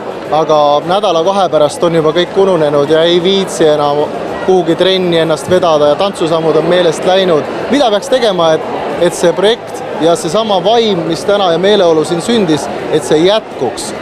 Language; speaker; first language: Estonian; native; Estonian